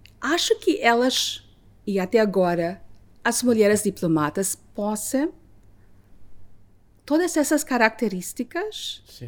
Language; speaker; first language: Portuguese; non-native, learner; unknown